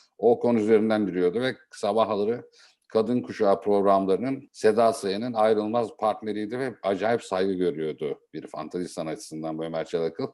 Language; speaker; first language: Turkish; native; Turkish